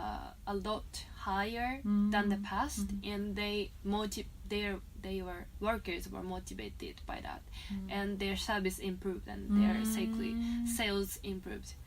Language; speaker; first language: English; non-native, fluent; Japanese